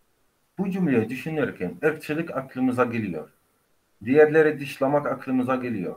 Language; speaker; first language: Turkish; non-native, fluent; Arabic